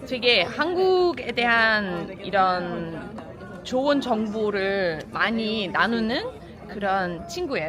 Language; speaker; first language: Korean; non-native, fluent; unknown